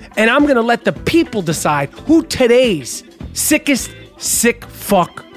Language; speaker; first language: English; native; English